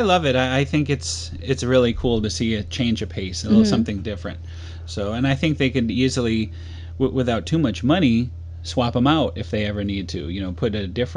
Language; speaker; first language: English; native; English